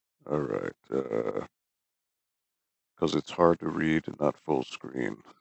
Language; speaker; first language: English; early bilingual, other home language; Spanish